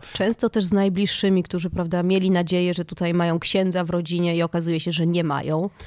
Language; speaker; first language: Polish; native; Polish